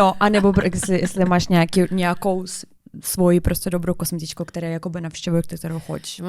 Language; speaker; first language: Czech; non-native, fluent; Russian